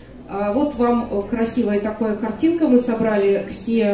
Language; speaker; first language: Russian; native; Russian